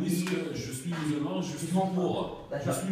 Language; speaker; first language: French; non-native, learner; Arabic